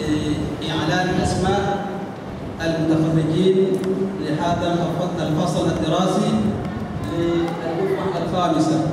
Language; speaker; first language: Arabic; non-native, fluent; Indonesian